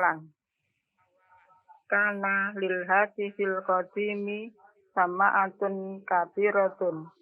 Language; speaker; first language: Arabic; non-native, learner; Indonesian